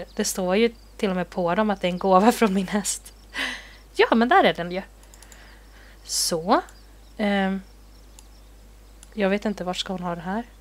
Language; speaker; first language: Swedish; native; Swedish